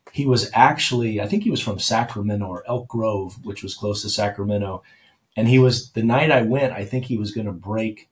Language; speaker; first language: English; native; English